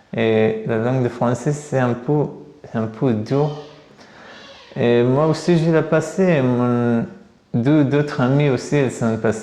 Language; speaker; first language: French; non-native, learner; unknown